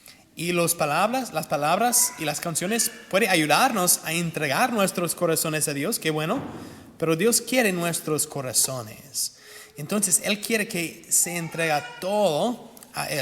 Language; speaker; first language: Spanish; non-native, fluent; English